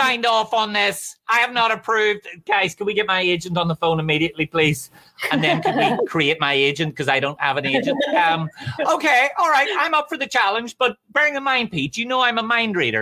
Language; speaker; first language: English; native; English